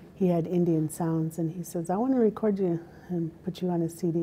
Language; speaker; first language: English; native; English